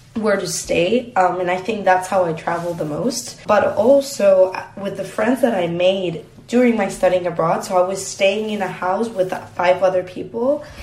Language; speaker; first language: English; non-native, fluent; Spanish